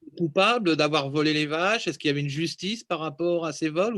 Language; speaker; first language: French; native; French